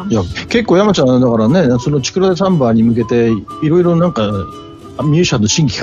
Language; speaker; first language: Japanese; native; Japanese